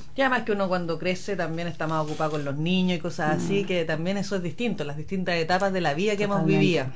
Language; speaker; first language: Spanish; native; Spanish